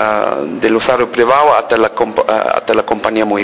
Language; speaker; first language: Spanish; early bilingual, heritage; Spanish